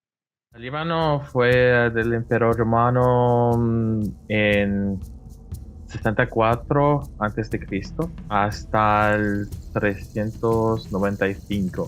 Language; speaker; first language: Spanish; non-native, fluent; Arabic